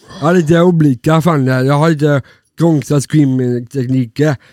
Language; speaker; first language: Swedish; non-native, learner; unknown